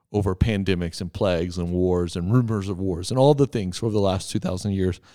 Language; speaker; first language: English; native; English